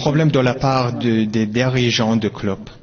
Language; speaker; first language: French; non-native, fluent; Persian